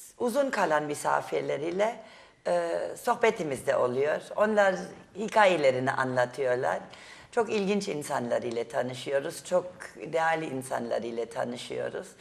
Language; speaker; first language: Turkish; non-native, fluent; German